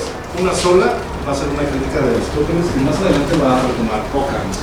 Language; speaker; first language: Spanish; native; Spanish